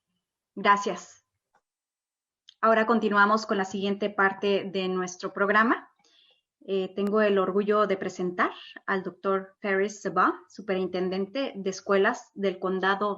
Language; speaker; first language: Spanish; native; Spanish